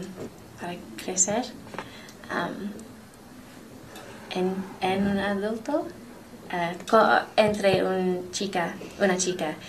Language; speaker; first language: Spanish; non-native, learner; English